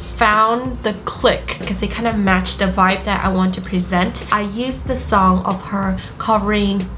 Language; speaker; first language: English; non-native, fluent; Chinese